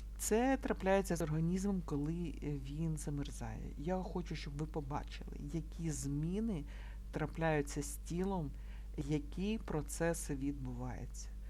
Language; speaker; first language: Ukrainian; non-native, local second language; Russian